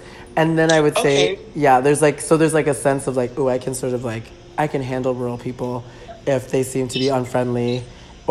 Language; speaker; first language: English; native; English